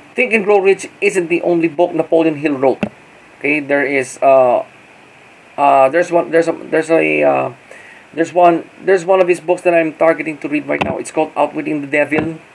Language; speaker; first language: English; non-native, local second language; Filipino